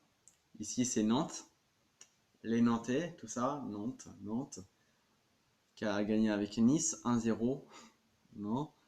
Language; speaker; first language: French; native; French